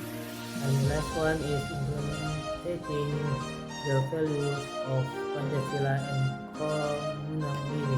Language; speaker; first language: English; non-native, learner; Indonesian